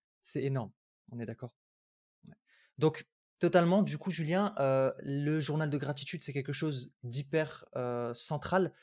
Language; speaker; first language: French; early bilingual, other home language; Arabic